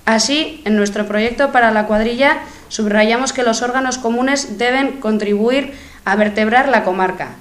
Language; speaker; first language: Spanish; native; Spanish